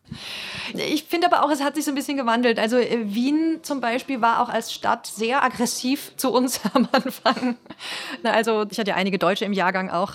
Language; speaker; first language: German; native; German